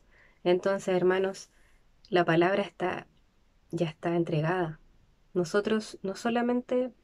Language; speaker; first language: Spanish; native; Spanish